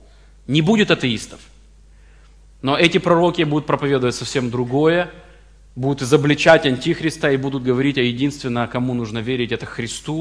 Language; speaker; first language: Russian; native; Russian